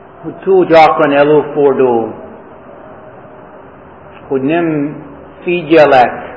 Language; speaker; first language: Hungarian; non-native, fluent; English